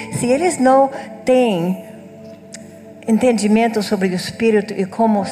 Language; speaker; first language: Portuguese; non-native, learner; English